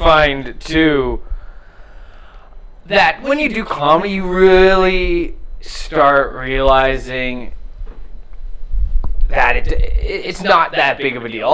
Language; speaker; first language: English; native; English